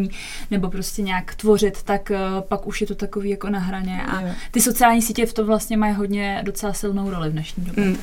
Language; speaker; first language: Czech; native; Czech